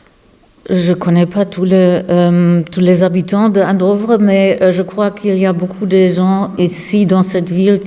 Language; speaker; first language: French; non-native, learner; German